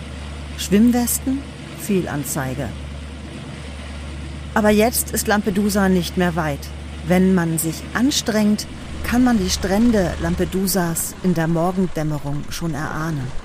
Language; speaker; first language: German; native; German